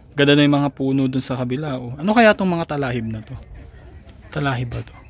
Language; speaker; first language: Filipino; native; Filipino